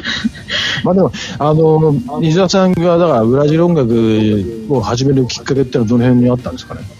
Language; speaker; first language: Japanese; native; Japanese